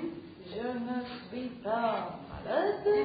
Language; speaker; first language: French; non-native, learner; Russian